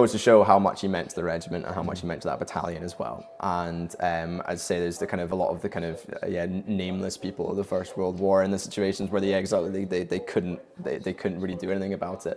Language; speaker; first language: English; native; English